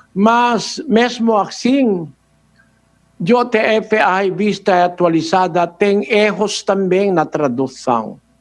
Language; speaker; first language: Portuguese; non-native, learner; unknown